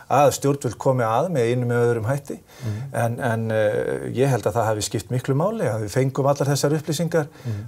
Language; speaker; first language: Icelandic; native; Icelandic